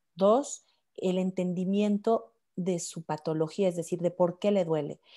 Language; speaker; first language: Spanish; native; Spanish